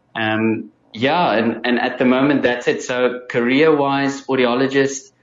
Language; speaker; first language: English; non-native, local second language; Afrikaans